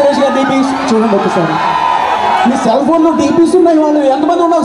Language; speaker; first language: Telugu; native; Telugu